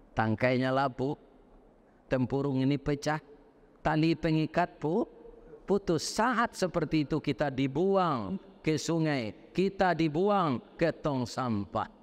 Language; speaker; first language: Indonesian; non-native, local second language; Minangkabau